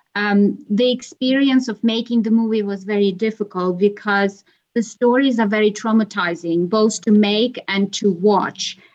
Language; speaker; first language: English; non-native, fluent; Ukrainian